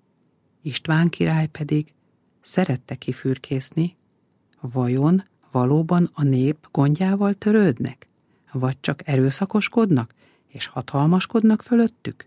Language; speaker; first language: Hungarian; native; Hungarian